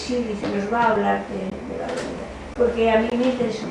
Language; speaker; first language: Spanish; native; Spanish